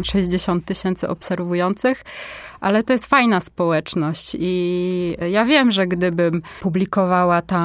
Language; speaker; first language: Polish; native; Polish